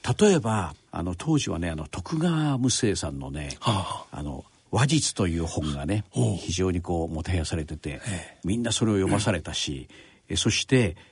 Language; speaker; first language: Japanese; native; Japanese